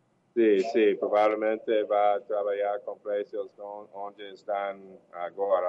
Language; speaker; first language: Portuguese; non-native, learner; English